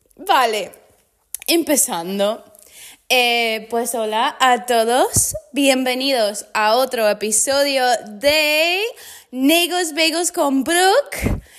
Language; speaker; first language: Spanish; non-native, fluent; English